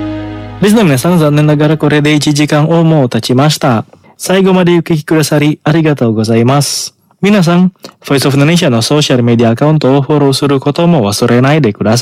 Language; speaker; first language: Japanese; non-native, fluent; Indonesian